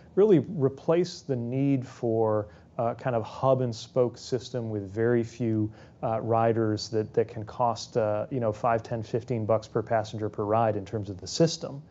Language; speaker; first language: English; native; English